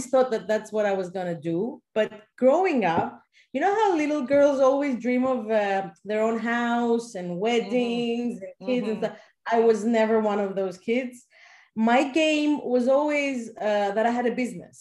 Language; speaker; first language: English; non-native, fluent; Greek